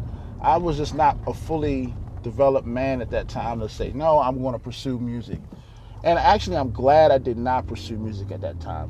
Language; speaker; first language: English; native; English